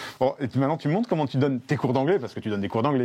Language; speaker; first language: French; native; French